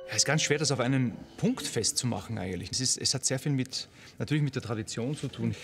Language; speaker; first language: German; native; German